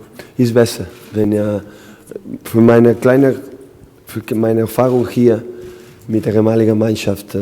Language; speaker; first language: German; non-native, learner; Spanish